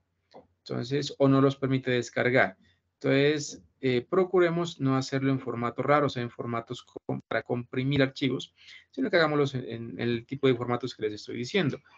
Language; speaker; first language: Spanish; native; Spanish